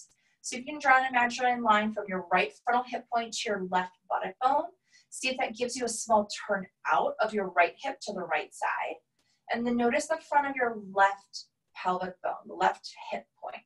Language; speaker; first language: English; native; English